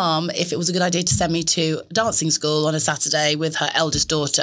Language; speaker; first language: English; native; English